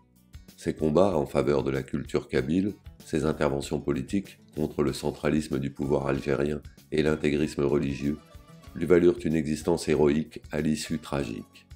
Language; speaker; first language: French; native; French